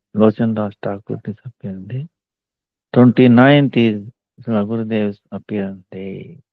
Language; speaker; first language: English; non-native, local second language; Kannada